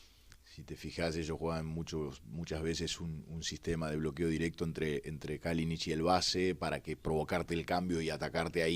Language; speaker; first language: Spanish; native; Spanish